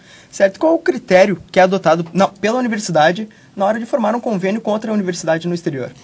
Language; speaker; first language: Portuguese; native; Portuguese